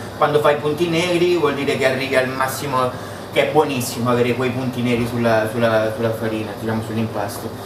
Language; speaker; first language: Italian; early bilingual, heritage; Italian